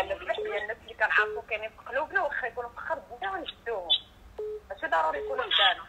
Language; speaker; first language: Arabic; native; Arabic